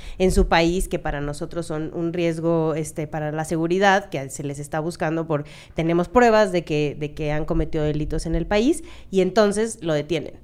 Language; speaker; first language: Spanish; native; Spanish